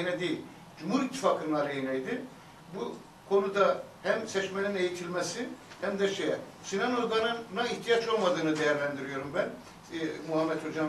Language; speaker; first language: Turkish; native; Turkish